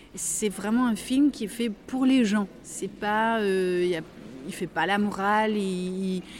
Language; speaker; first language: French; native; French